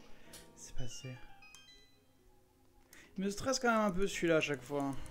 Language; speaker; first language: French; native; French